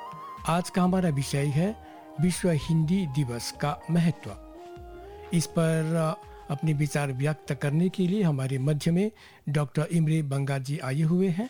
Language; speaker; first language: Hindi; native; Hindi